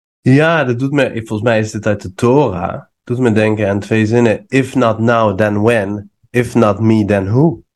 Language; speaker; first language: Dutch; non-native, fluent; Persian